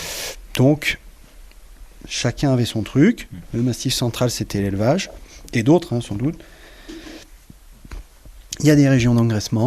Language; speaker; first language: French; native; French